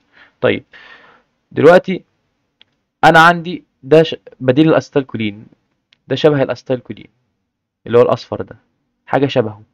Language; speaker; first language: Arabic; native; Arabic